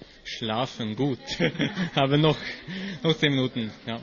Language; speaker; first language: German; non-native, learner; Swedish